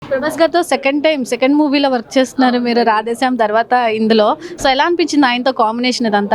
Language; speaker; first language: Telugu; native; Telugu